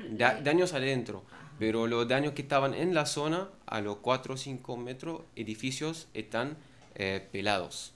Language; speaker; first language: Spanish; non-native, learner; Arabic